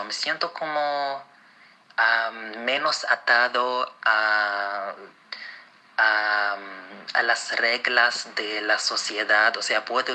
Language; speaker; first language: Spanish; non-native, fluent; Arabic